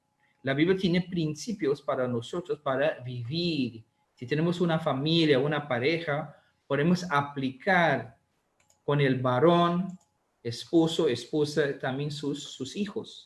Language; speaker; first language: Spanish; non-native, learner; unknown